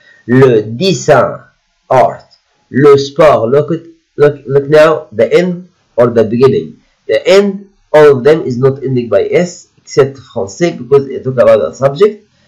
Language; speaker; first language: English; non-native, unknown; Arabic